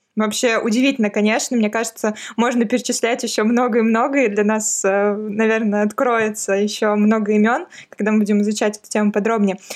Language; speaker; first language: Russian; native; Russian